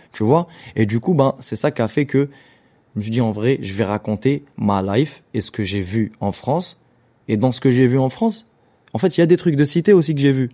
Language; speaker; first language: French; non-native, local second language; Arabic